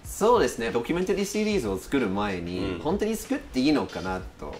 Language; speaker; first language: Japanese; non-native, fluent; English